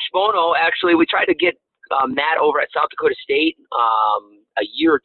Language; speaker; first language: English; native; English